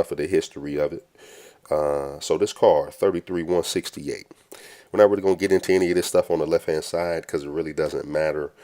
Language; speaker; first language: English; native; English